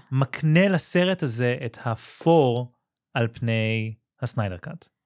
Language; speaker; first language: Hebrew; native; Hebrew